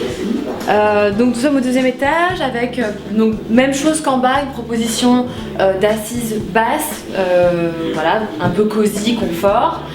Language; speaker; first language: French; native; French